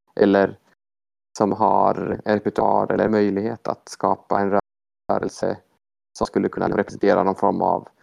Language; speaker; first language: Swedish; native; Swedish